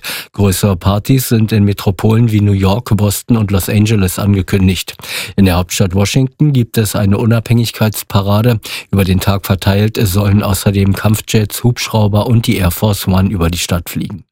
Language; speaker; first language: German; native; German